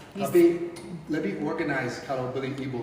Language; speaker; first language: Indonesian; non-native, fluent; English